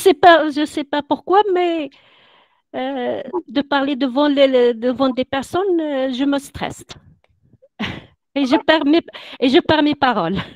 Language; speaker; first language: French; non-native, local second language; Arabic